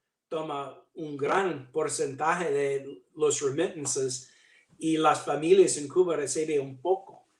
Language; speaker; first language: Spanish; non-native, learner; English